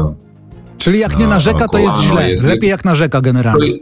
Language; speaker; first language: Polish; native; Polish